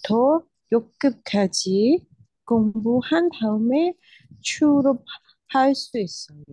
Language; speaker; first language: Korean; non-native, learner; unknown